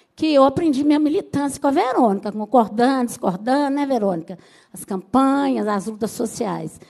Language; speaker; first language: Portuguese; native; Portuguese